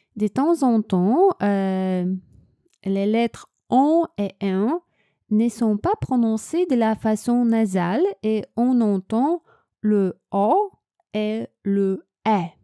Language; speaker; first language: French; non-native, fluent; Polish